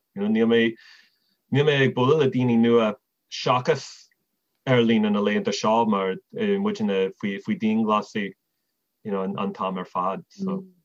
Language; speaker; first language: Irish; non-native, fluent; English